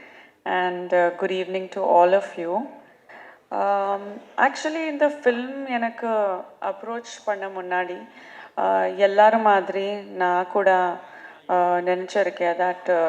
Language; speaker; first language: Tamil; non-native, learner; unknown